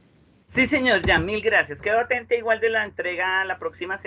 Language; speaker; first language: Spanish; native; Spanish